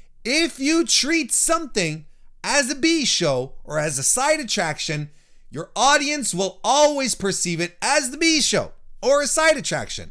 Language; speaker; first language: English; native; English